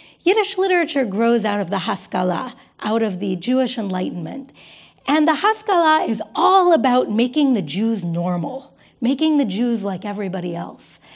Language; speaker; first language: English; native; English